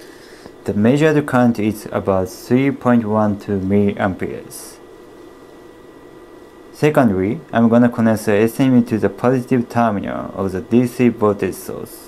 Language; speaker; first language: English; non-native, fluent; Japanese